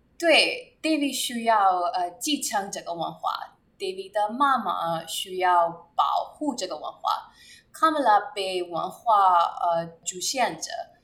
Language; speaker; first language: Chinese; non-native, learner; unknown